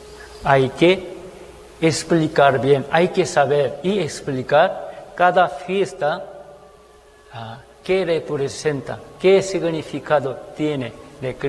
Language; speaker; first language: Spanish; non-native, fluent; Korean